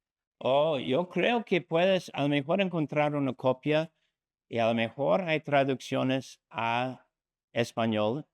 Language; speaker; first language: Spanish; non-native, fluent; English